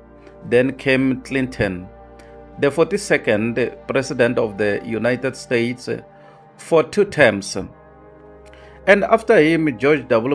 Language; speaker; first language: English; non-native, local second language; Tsonga